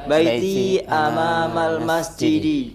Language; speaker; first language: Arabic; non-native, learner; Indonesian